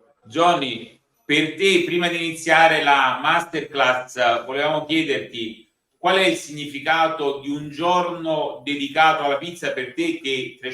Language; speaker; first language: Italian; native; Italian